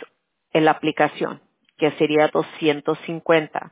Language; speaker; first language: Spanish; early bilingual, heritage; Spanish